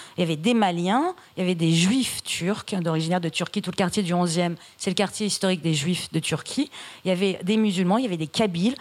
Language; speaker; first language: French; early bilingual, other home language; Persian